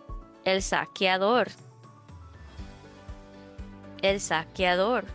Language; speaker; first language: Spanish; non-native, fluent; English